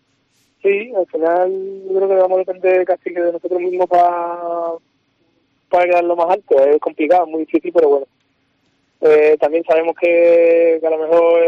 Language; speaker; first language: Spanish; native; Spanish